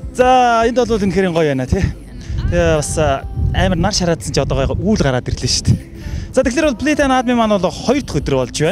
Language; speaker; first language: Mongolian; native; Mongolian